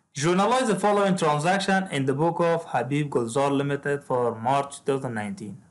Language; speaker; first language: English; non-native, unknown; Persian